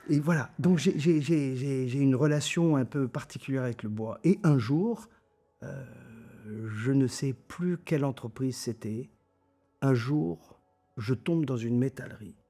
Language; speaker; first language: French; non-native, local second language; German